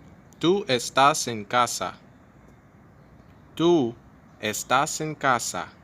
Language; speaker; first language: Spanish; non-native, fluent; English